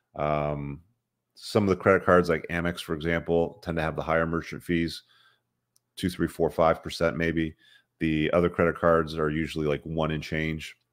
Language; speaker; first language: English; native; English